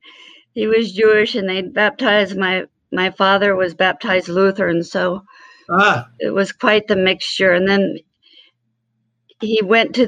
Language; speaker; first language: English; early bilingual, other home language; Spanish